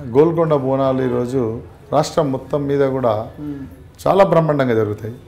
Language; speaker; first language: Telugu; non-native, local second language; Hindi